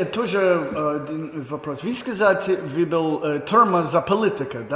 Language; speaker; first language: Russian; non-native, learner; English